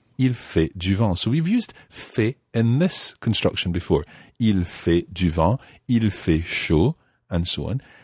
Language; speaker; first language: French; non-native, fluent; English